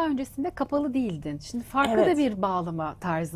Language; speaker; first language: Turkish; native; Turkish